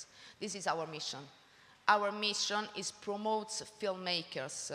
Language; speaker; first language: English; non-native, learner; Italian